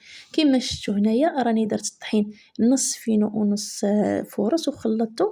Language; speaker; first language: Arabic; native; Arabic